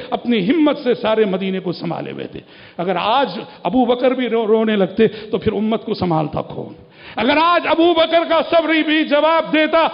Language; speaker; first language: Urdu; native; Urdu